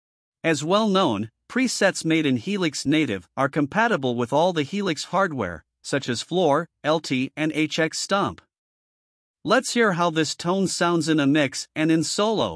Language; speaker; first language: English; non-native, fluent; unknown